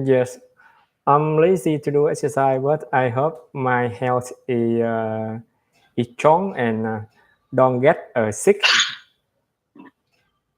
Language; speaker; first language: English; non-native, learner; Vietnamese